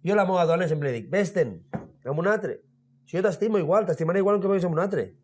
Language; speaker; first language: Catalan; non-native, local second language; Spanish